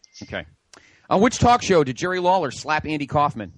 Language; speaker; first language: English; native; English